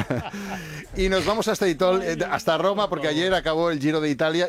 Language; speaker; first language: Spanish; native; Spanish